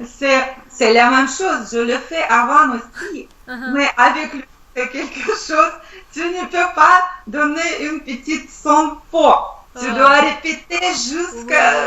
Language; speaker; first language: French; non-native, learner; Russian